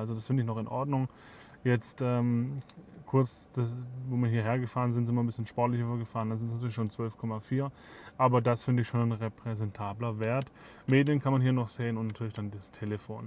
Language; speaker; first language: German; native; German